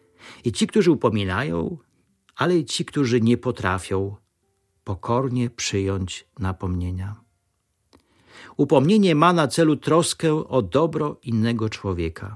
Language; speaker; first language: Polish; native; Polish